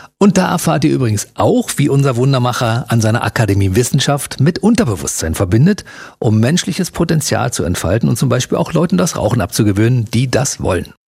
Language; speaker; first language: German; native; German